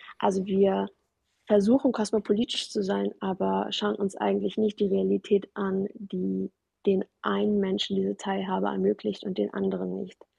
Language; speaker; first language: German; early bilingual, other home language; Persian